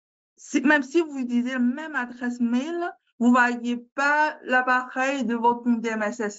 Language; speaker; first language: French; non-native, learner; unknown